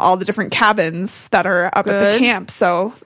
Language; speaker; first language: English; native; English